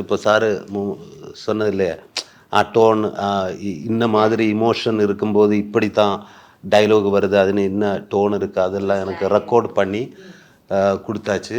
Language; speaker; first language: Tamil; non-native, learner; Malayalam